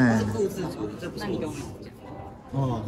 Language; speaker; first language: Chinese; native; Chinese